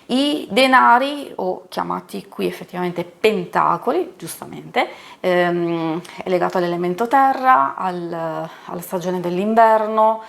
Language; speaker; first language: Italian; native; Italian